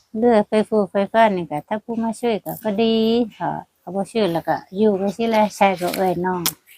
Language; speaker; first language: Thai; early bilingual, other home language; Burmese